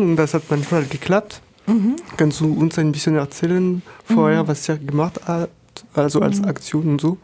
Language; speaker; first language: German; non-native, fluent; French